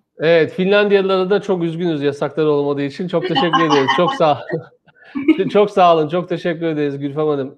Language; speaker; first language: Turkish; native; Turkish